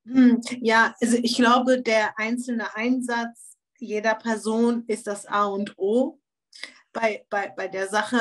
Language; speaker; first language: German; early bilingual, other home language; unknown